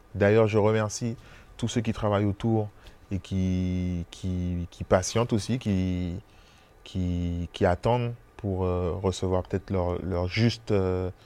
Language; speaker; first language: French; native; French